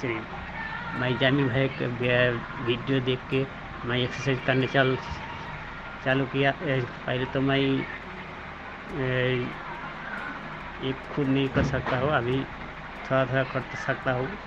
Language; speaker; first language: Hindi; non-native, local second language; Bangla